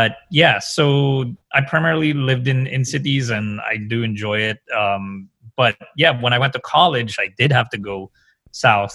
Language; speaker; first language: English; non-native, local second language; Filipino